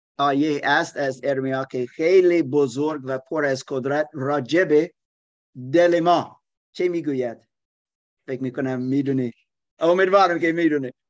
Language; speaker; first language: Persian; non-native, learner; German